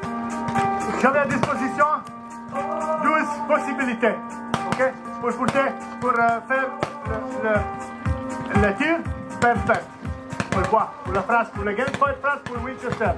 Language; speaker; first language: French; non-native, learner; Italian